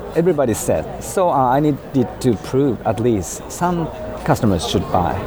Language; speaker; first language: English; non-native, fluent; Japanese